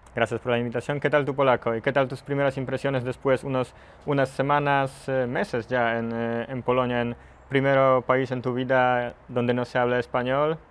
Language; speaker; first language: Spanish; non-native, fluent; Polish